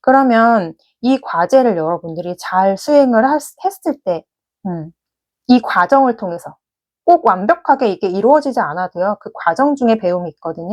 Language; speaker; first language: Korean; native; Korean